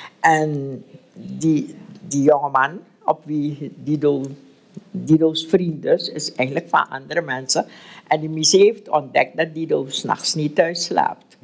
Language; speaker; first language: Dutch; native; Dutch